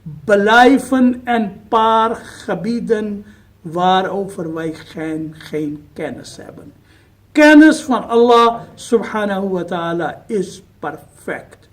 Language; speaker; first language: Dutch; non-native, fluent; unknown